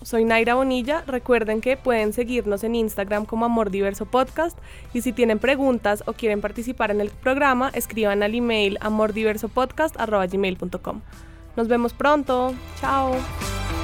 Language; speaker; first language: Spanish; native; Spanish